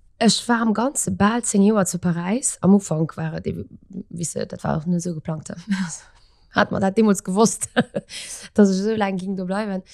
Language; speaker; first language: Luxembourgish; early bilingual, other home language; Portuguese